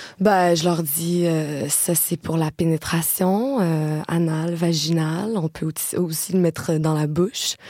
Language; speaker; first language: French; native; French